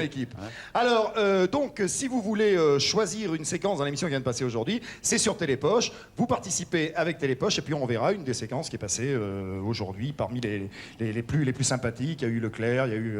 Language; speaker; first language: French; native; French